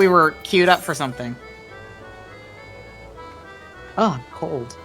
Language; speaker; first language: English; native; English